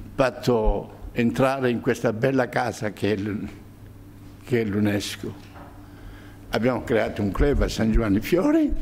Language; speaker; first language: Italian; native; Italian